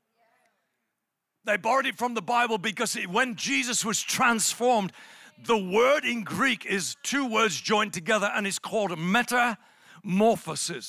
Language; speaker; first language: English; native; English